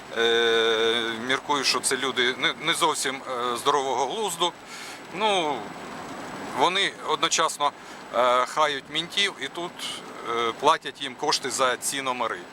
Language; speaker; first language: Ukrainian; non-native, local second language; Russian